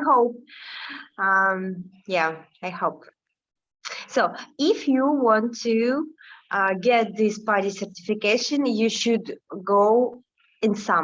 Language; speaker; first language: English; non-native, learner; Russian